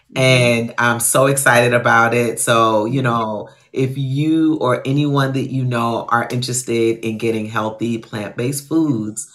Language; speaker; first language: English; native; English